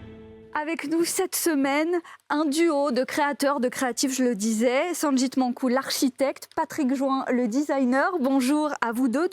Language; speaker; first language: French; native; French